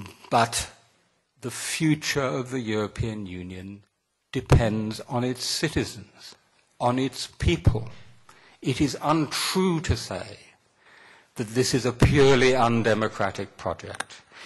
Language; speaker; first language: English; native; English